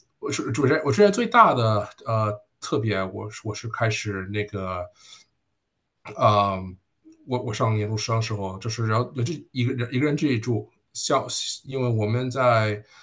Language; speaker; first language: Chinese; early bilingual, heritage; Chinese